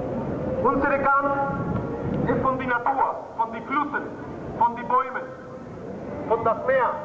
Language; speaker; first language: German; non-native, fluent; Spanish